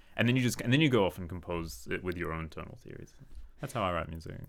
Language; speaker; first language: English; native; English